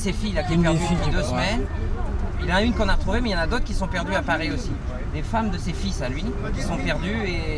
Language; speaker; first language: French; native; French